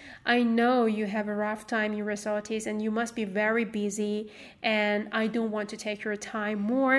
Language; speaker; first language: English; non-native, fluent; Persian